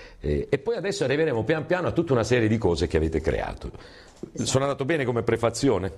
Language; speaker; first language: Italian; native; Italian